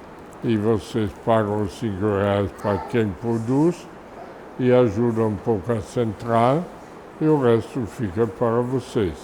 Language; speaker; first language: Portuguese; non-native, fluent; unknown